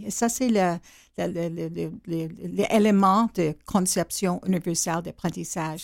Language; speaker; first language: French; non-native, learner; English